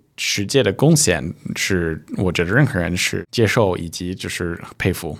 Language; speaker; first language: Chinese; early bilingual, heritage; Chinese